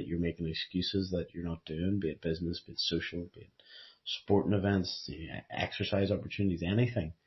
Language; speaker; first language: English; native; English